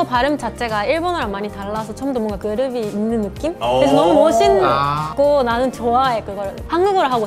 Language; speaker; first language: Korean; non-native, fluent; Japanese